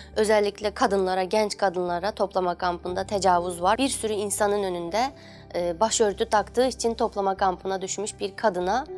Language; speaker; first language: Turkish; non-native, fluent; Chinese